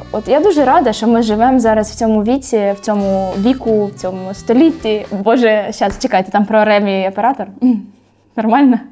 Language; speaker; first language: Ukrainian; non-native, local second language; Russian